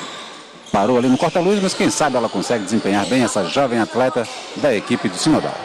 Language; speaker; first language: Portuguese; native; Portuguese